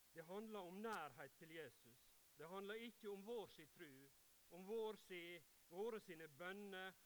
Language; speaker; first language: Norwegian; native; Norwegian